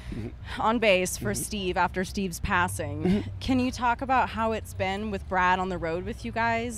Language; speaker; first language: English; native; English